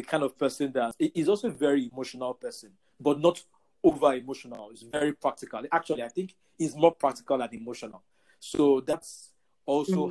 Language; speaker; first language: English; non-native, local second language; Yoruba